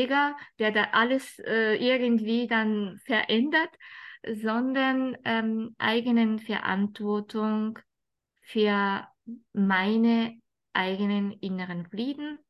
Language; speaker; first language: German; non-native, fluent; Japanese